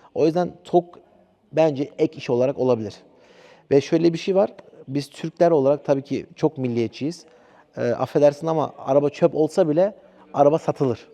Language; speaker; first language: Turkish; early bilingual, heritage; Turkish